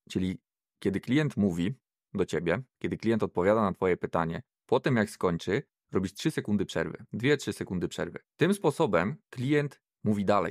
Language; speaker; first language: Polish; native; Polish